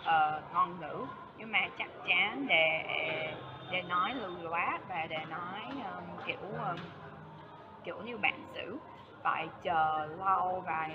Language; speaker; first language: Vietnamese; non-native, fluent; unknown